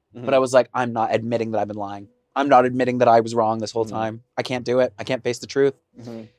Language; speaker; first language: English; native; English